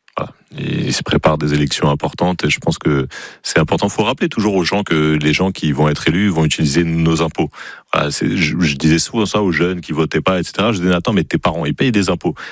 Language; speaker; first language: French; native; French